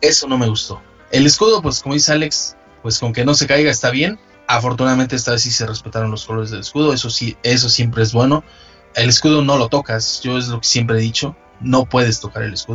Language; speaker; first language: Spanish; native; Spanish